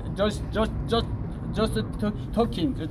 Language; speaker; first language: English; non-native, learner; Persian